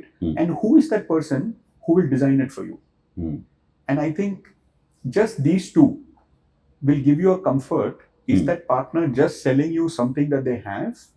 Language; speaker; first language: English; non-native, local second language; Hindi